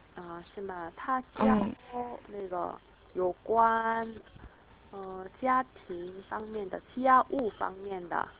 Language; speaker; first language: Chinese; non-native, learner; Korean